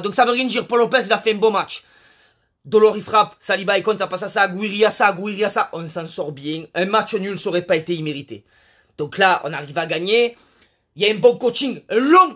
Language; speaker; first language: French; native; French